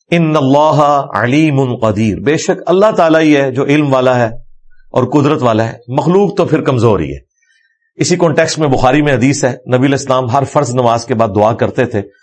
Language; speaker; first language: Urdu; non-native, local second language; Punjabi